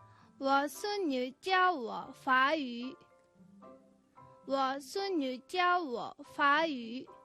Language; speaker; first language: Chinese; non-native, fluent; Mongolian